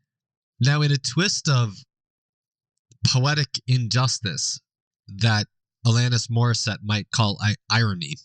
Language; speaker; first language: English; native; English